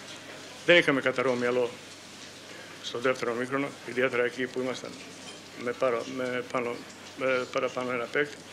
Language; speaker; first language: Greek; non-native, fluent; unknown